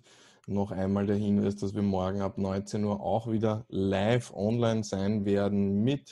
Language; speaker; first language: German; native; German